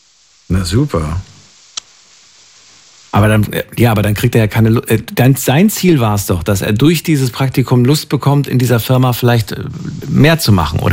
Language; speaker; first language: German; native; German